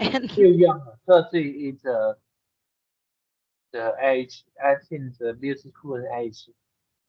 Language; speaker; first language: English; non-native, learner; Vietnamese